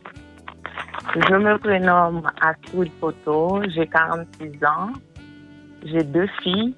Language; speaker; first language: French; non-native, local second language; Haitian Creole